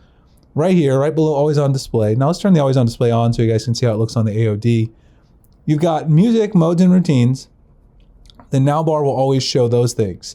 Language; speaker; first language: English; native; English